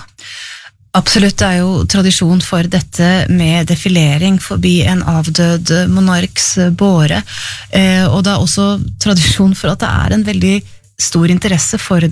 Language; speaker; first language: Norwegian; native; Norwegian